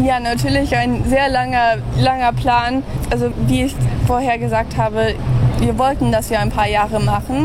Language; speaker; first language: German; early bilingual, heritage; German